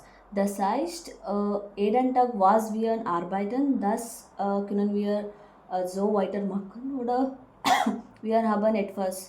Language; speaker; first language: German; non-native, learner; Kannada